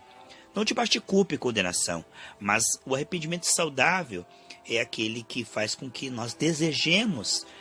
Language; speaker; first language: Portuguese; native; Portuguese